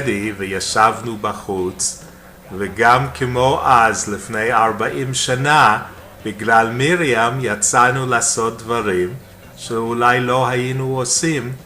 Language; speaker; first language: Hebrew; non-native, fluent; English